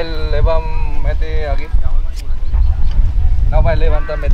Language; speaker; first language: Portuguese; non-native, learner; Vietnamese